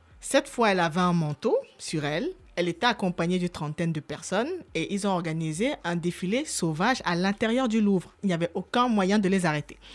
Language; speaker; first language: French; native; French